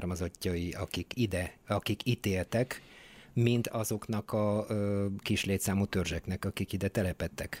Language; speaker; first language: Hungarian; non-native, fluent; Bulgarian